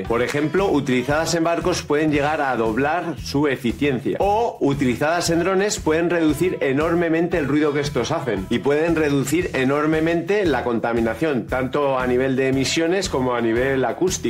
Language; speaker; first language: Spanish; native; Spanish